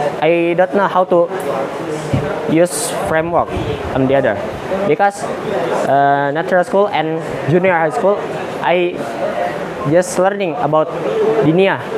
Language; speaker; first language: English; non-native, learner; Indonesian